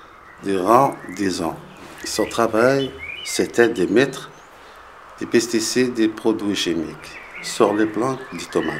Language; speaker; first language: French; non-native, learner; Arabic